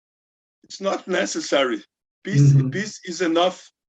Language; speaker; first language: English; non-native, learner; Portuguese